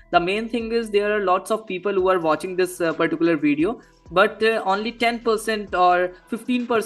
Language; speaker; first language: English; non-native, local second language; Hindi